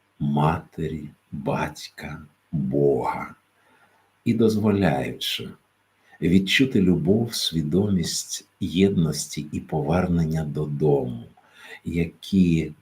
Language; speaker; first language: Ukrainian; native; Ukrainian